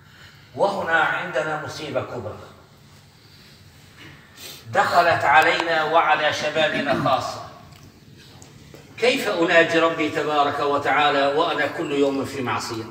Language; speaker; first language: Arabic; native; Arabic